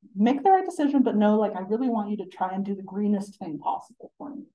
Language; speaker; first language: English; native; English